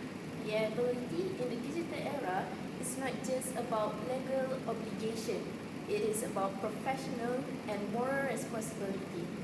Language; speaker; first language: English; non-native, local second language; Malay